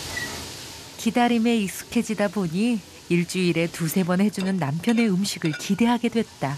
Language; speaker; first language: Korean; native; Korean